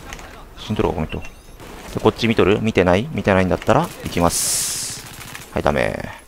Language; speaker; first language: Japanese; native; Japanese